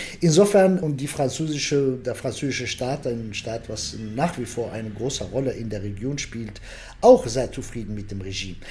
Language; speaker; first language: German; non-native, fluent; Arabic